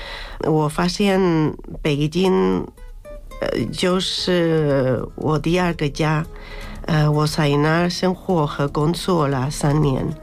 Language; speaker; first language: Chinese; non-native, fluent; Spanish